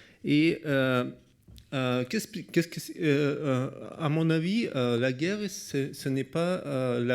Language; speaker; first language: French; non-native, learner; Russian